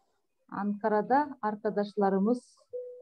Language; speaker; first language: Turkish; non-native, learner; Kyrgyz